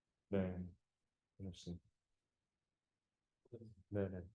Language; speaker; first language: Korean; native; Korean